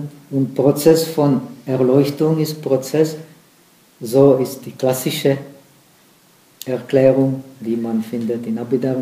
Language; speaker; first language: German; non-native, fluent; Czech